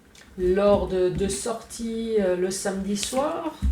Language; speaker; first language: French; native; French